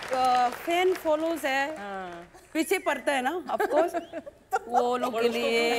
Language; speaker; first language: Hindi; non-native, learner; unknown